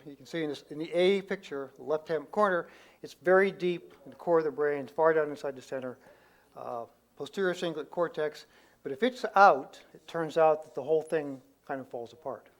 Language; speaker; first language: English; native; English